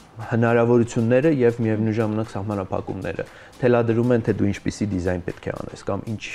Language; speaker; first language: Armenian; early bilingual, heritage; Armenian